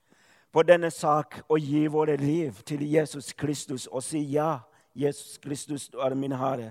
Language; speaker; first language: Norwegian; non-native, learner; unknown